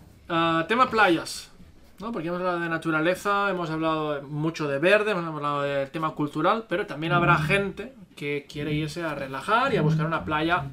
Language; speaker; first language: Spanish; native; Spanish